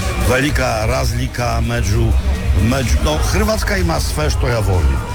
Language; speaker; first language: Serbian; non-native, fluent; Polish